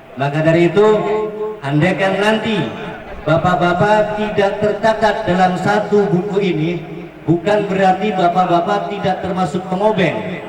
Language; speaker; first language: Indonesian; non-native, local second language; Javanese